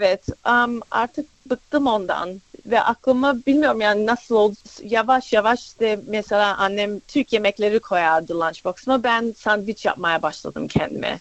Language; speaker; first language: Turkish; early bilingual, other home language; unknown